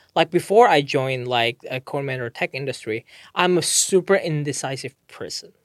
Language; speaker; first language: English; non-native, fluent; Indonesian